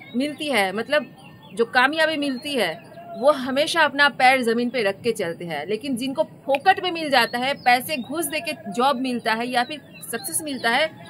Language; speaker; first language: Hindi; non-native, local second language; Bangla